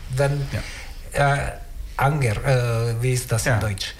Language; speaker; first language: German; non-native, learner; Italian